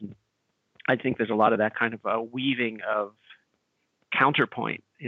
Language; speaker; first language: English; native; English